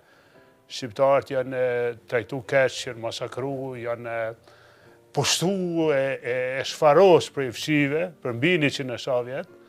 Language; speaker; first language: Albanian; native; Albanian